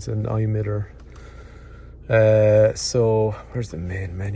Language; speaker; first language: English; native; English